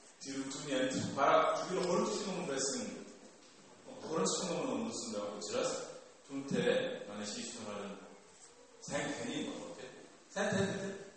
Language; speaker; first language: Mongolian; non-native, fluent; Korean